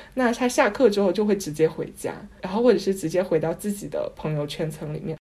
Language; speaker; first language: Chinese; non-native, local second language; Cantonese